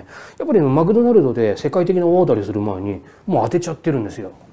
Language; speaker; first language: Japanese; native; Japanese